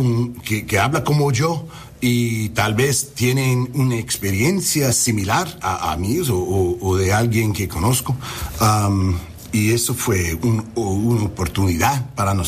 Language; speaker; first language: Spanish; early bilingual, heritage; English